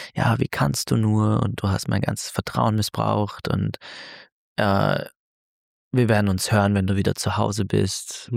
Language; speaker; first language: German; early bilingual, other home language; Turkish